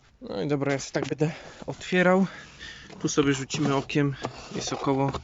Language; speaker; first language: Polish; native; Polish